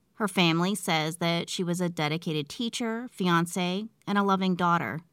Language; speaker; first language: English; native; English